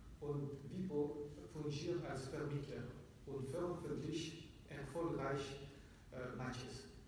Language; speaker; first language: German; non-native, fluent; Indonesian